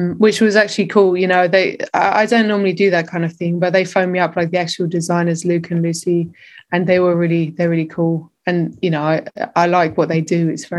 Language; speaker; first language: English; native; English